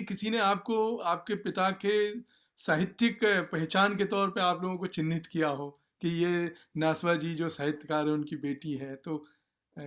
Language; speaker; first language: Hindi; native; Hindi